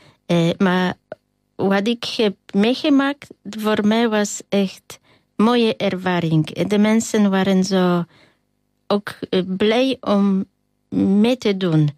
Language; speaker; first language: Dutch; non-native, fluent; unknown